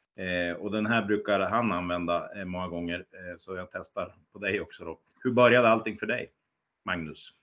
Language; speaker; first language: Swedish; native; Swedish